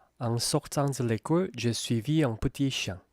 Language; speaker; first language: French; non-native, fluent; Korean